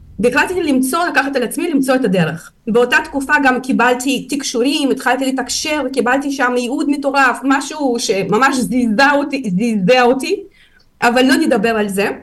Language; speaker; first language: Hebrew; non-native, fluent; Russian